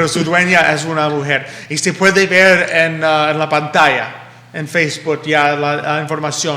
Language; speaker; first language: Spanish; early bilingual, heritage; English